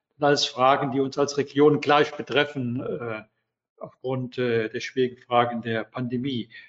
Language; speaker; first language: German; native; German